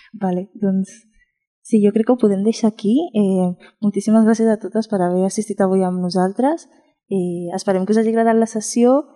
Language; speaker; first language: Catalan; non-native, fluent; Spanish